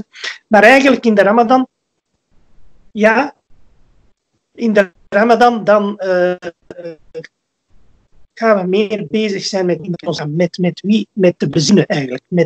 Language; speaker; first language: Dutch; early bilingual, other home language; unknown